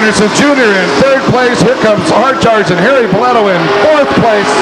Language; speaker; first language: English; native; English